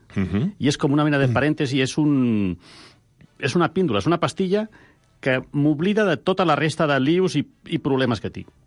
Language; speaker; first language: Catalan; non-native, local second language; Spanish